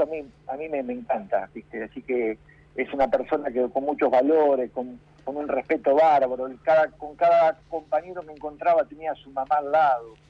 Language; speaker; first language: Spanish; native; Spanish